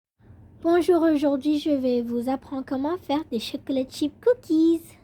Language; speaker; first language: French; non-native, learner; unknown